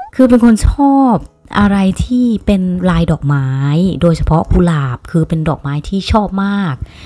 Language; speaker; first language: Thai; native; Thai